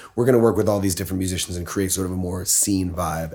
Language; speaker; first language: English; native; English